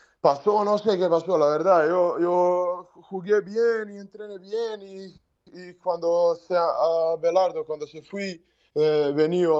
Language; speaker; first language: Spanish; non-native, learner; Serbian